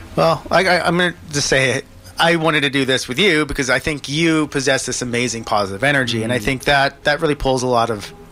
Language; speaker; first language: English; native; English